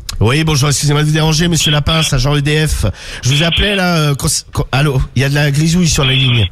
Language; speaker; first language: French; native; French